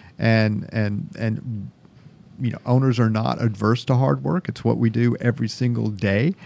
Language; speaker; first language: English; native; English